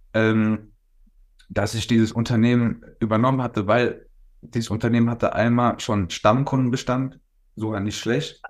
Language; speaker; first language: German; native; German